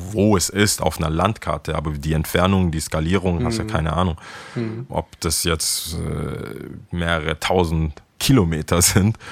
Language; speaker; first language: German; early bilingual, other home language; Akan